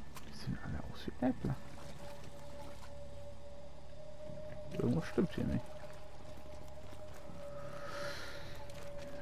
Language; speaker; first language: German; native; German